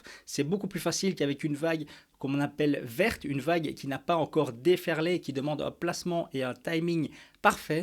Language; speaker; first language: French; native; French